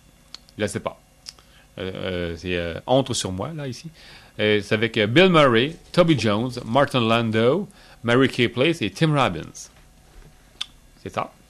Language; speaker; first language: French; native; French